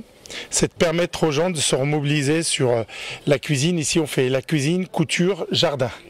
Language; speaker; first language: French; native; French